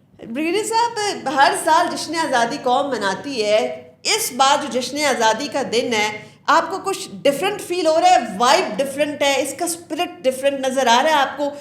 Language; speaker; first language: Urdu; native; Urdu